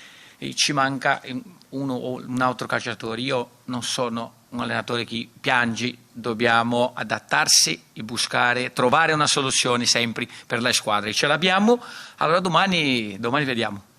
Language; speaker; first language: Italian; non-native, fluent; Portuguese